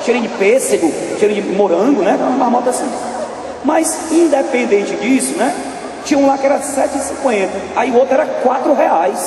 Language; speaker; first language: Portuguese; native; Portuguese